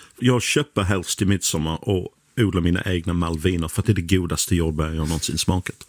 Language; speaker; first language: Swedish; non-native, fluent; English